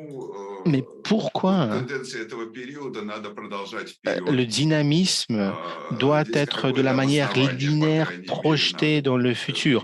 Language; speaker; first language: French; non-native, fluent; Russian